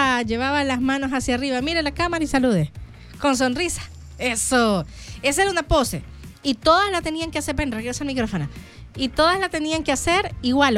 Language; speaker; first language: Spanish; native; Spanish